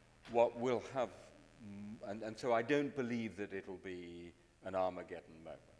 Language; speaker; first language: English; native; English